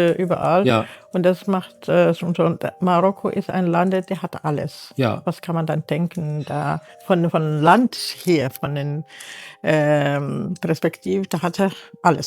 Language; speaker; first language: German; non-native, learner; Arabic